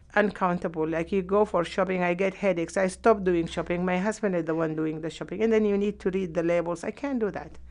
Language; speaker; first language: English; non-native, fluent; Arabic